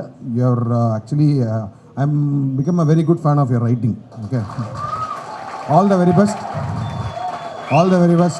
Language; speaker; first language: Tamil; native; Tamil